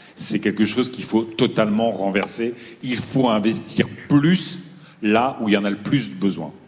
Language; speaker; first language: French; native; French